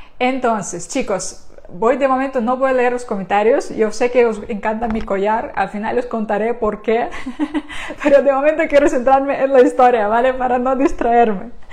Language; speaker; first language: Spanish; non-native, fluent; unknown